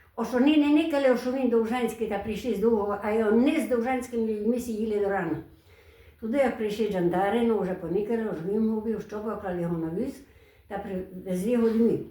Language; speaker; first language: Ukrainian; native; Ukrainian